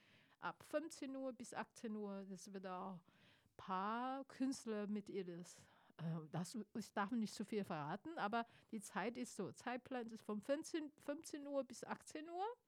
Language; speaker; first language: German; non-native, fluent; Chinese